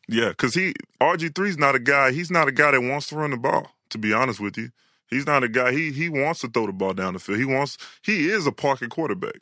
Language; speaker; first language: English; native; English